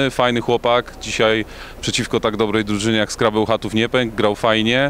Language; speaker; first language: Polish; native; Polish